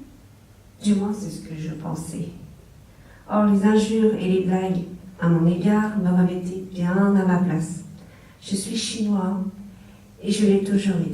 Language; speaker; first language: French; early bilingual, other home language; Chinese